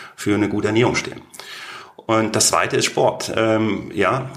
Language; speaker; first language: German; native; German